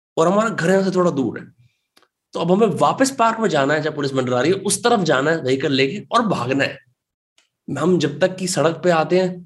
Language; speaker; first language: Hindi; native; Hindi